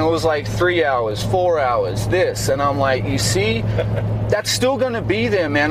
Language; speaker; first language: English; native; English